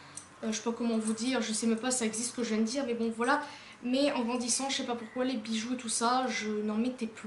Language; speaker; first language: French; native; French